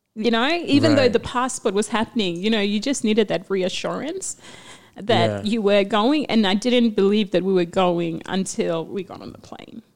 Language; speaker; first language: English; early bilingual, other home language; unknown